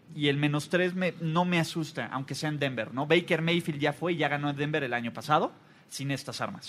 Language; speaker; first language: Spanish; native; Spanish